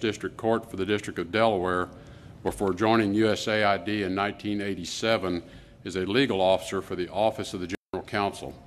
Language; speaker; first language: English; native; English